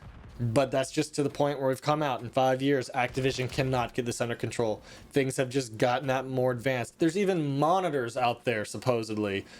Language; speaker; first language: English; native; English